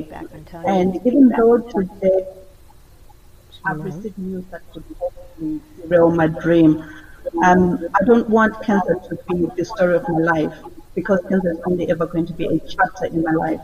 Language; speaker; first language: English; non-native, local second language; Shona